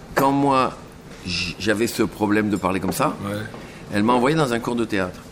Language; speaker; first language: French; native; French